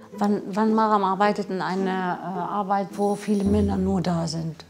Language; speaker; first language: German; non-native, learner; Arabic